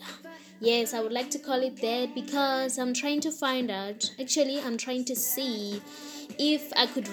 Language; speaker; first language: English; non-native, local second language; Northern Sotho